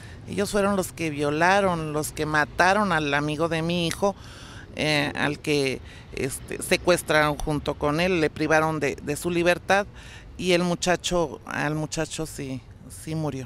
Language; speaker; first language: Spanish; native; Spanish